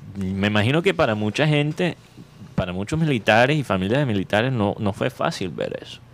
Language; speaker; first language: Spanish; native; Spanish